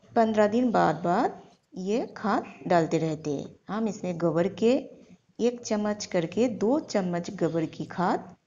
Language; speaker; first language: Hindi; non-native, local second language; Bangla